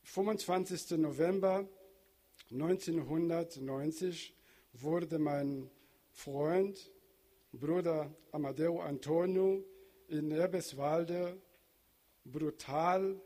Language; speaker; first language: German; non-native, fluent; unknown